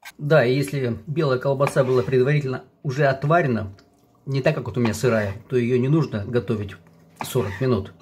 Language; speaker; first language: Russian; native; Russian